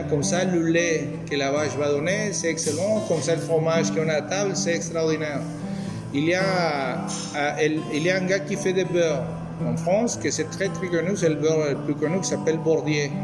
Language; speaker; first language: French; non-native, fluent; Spanish